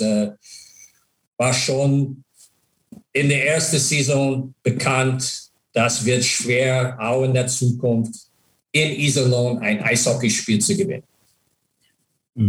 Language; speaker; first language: German; non-native, fluent; English